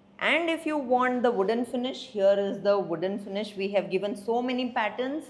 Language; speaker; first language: English; non-native, local second language; Telugu